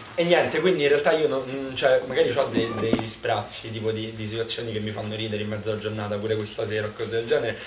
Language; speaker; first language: Italian; native; Italian